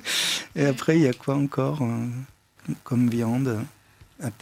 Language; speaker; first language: French; native; French